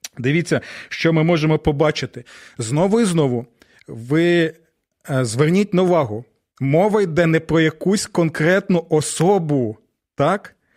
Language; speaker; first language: Ukrainian; non-native, local second language; Russian